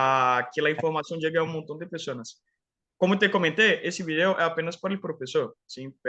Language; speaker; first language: Spanish; non-native, fluent; Portuguese